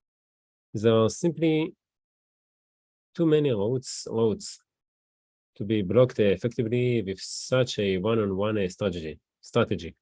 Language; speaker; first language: English; non-native, learner; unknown